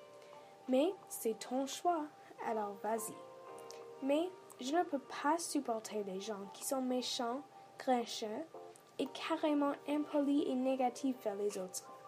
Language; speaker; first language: French; non-native, learner; English